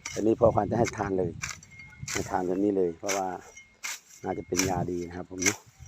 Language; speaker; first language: Thai; non-native, local second language; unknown